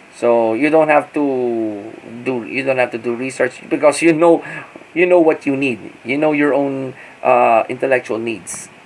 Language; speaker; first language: English; non-native, local second language; Filipino